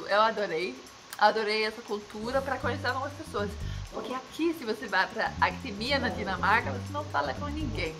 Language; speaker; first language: Portuguese; non-native, fluent; Danish